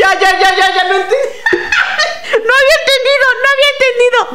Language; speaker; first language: Spanish; native; Spanish